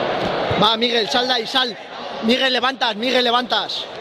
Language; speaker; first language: Spanish; native; Spanish